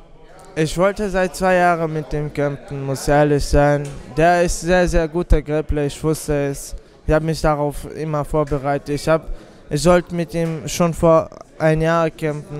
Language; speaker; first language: German; non-native, fluent; Russian